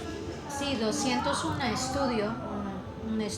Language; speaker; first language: Spanish; non-native, fluent; Filipino